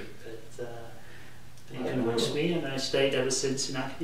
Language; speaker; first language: English; non-native, fluent; German